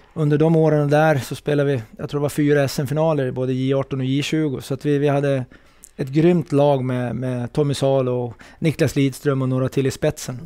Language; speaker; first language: Swedish; native; Swedish